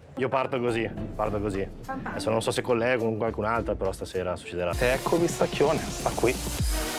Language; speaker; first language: Italian; native; Italian